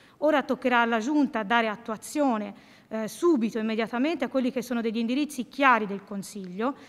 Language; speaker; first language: Italian; native; Italian